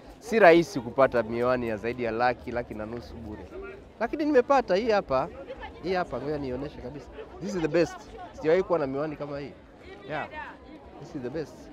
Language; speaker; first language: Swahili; native; Swahili